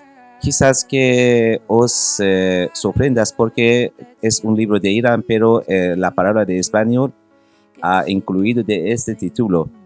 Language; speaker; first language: Spanish; non-native, learner; Persian